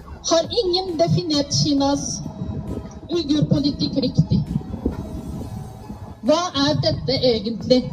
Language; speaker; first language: Norwegian; non-native, fluent; Uyghur